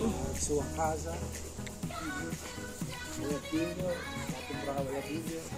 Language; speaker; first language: Italian; non-native, learner; Filipino